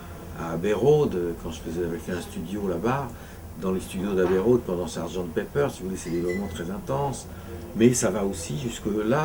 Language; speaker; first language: French; native; French